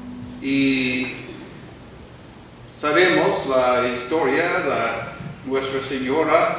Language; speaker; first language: Spanish; non-native, fluent; English